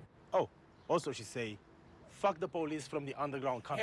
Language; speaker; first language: English; non-native, learner; Romanian